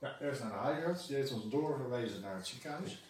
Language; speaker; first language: Dutch; native; Dutch